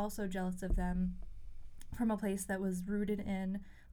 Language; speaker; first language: English; native; English